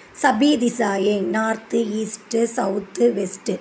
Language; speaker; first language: Hindi; non-native, local second language; Tamil